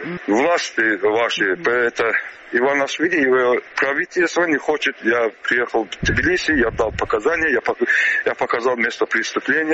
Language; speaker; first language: Russian; non-native, learner; Azerbaijani